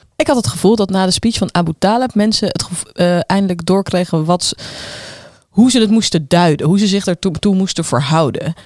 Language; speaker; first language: Dutch; native; Dutch